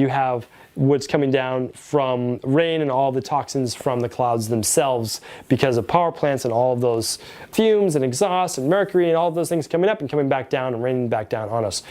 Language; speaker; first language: English; native; English